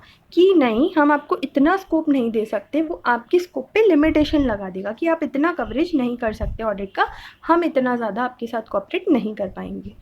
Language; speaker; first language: Hindi; native; Hindi